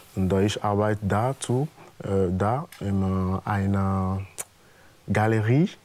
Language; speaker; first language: German; non-native, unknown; French